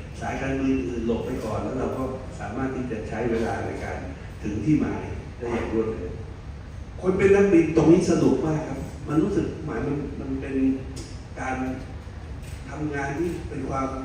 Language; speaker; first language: Thai; native; Thai